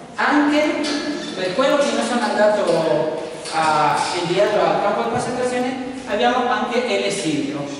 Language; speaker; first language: Italian; non-native, learner; Spanish